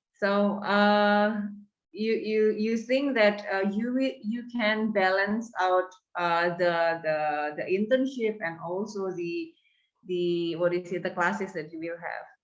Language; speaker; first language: English; non-native, fluent; Indonesian